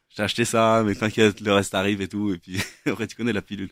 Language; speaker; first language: French; native; French